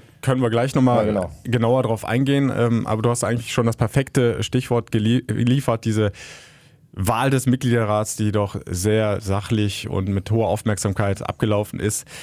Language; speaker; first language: German; native; German